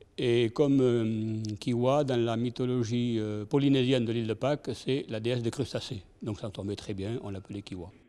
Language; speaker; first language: French; native; French